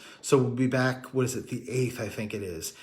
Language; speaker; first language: English; native; English